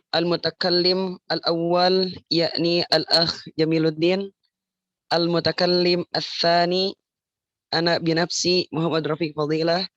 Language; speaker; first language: Arabic; non-native, learner; Indonesian